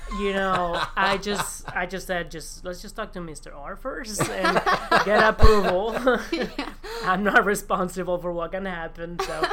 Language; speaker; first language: English; non-native, fluent; Spanish